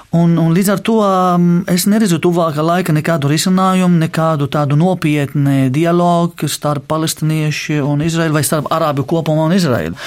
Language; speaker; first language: Latvian; non-native, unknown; Arabic